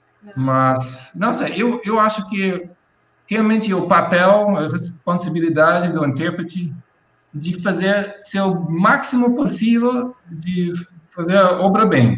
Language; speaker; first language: Portuguese; non-native, fluent; English